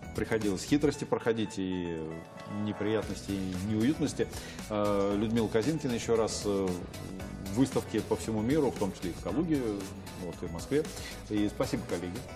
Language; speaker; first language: Russian; native; Russian